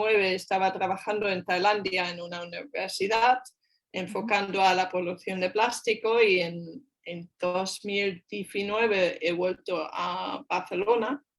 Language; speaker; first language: Spanish; non-native, fluent; German